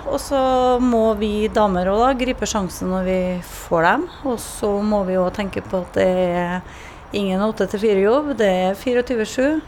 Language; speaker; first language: Norwegian; native; Norwegian